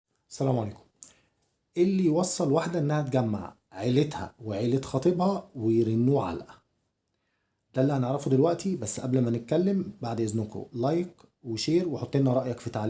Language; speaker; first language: Arabic; native; Arabic